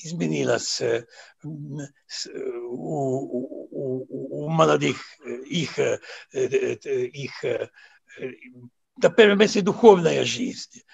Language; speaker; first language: Russian; non-native, fluent; Serbian